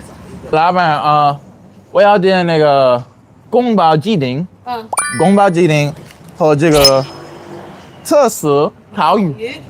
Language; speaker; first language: Chinese; non-native, learner; English